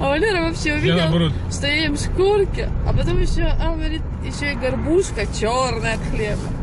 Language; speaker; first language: Russian; native; Russian